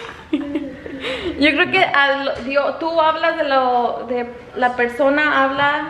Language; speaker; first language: Spanish; early bilingual, heritage; Spanish